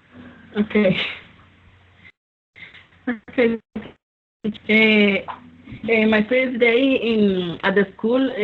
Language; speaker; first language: English; non-native, learner; Spanish